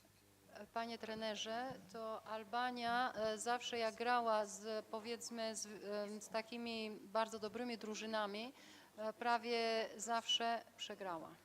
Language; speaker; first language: Polish; non-native, fluent; Albanian